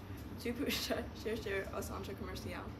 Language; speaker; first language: French; non-native, learner; English